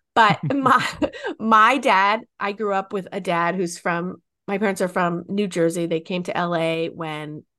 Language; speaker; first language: English; native; English